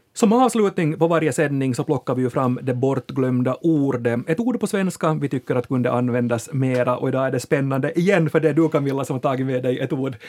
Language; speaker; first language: Swedish; native; Swedish